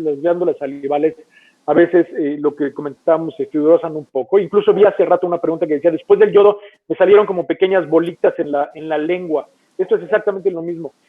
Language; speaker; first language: Spanish; native; Spanish